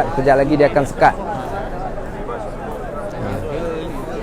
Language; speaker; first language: Malay; native; Malay